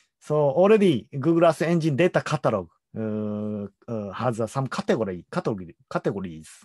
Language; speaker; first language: English; non-native, learner; Japanese